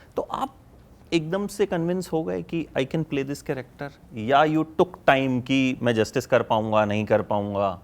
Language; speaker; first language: Hindi; native; Hindi